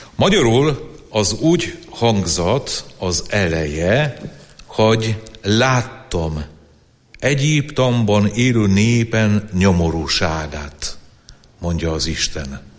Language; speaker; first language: Hungarian; non-native, fluent; Polish